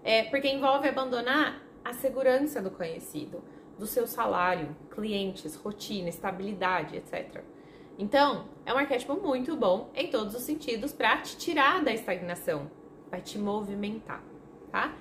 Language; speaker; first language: Portuguese; non-native, fluent; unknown